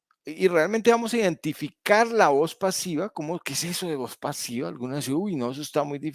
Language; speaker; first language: Spanish; native; Spanish